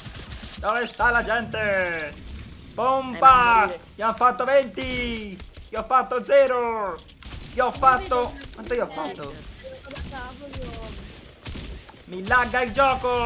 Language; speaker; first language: Italian; native; Italian